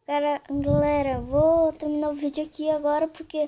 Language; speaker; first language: Portuguese; native; Portuguese